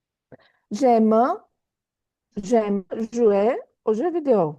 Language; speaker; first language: French; non-native, fluent; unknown